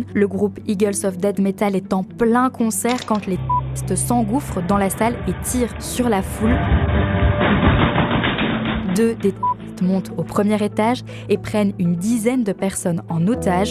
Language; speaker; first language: French; native; French